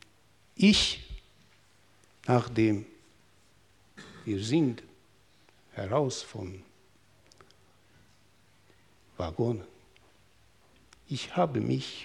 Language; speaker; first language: German; non-native, fluent; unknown